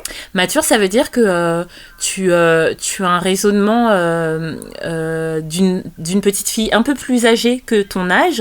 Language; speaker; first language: French; native; French